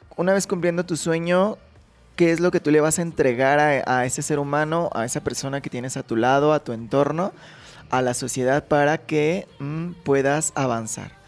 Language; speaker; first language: Spanish; native; Spanish